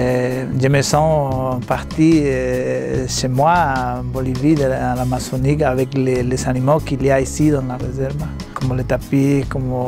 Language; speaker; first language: French; non-native, learner; Spanish